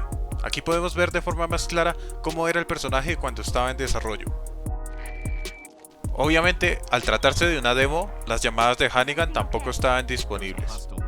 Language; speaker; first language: Spanish; native; Spanish